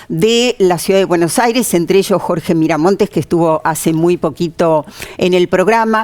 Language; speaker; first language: Spanish; native; Spanish